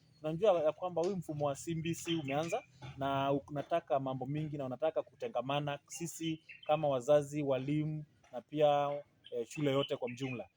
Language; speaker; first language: Swahili; non-native, local second language; Kamba